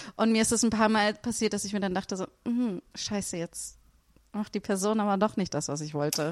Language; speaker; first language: German; native; German